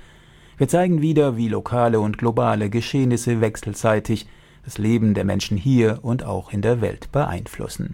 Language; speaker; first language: German; native; German